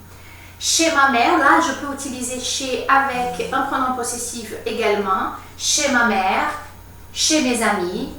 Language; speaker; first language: French; non-native, fluent; Portuguese